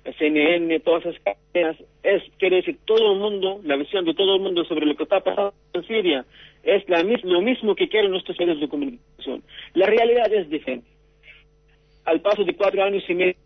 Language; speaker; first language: Spanish; non-native, fluent; Arabic